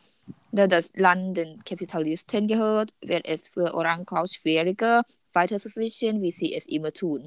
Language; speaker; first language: German; non-native, learner; Thai